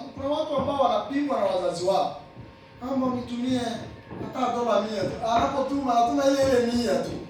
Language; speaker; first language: Swahili; non-native, local second language; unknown